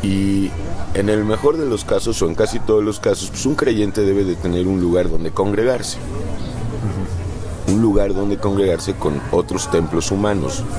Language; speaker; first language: Spanish; native; Spanish